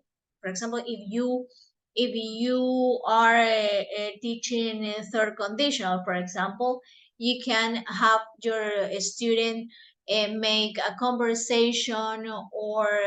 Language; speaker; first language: English; non-native, fluent; Spanish